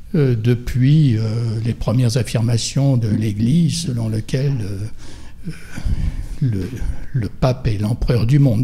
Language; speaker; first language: French; native; French